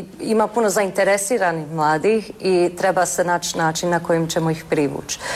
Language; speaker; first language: Croatian; early bilingual, heritage; Croatian